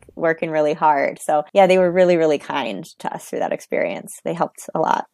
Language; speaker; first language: English; native; English